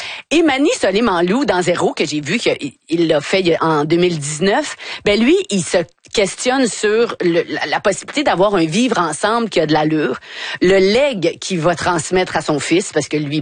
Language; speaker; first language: French; native; French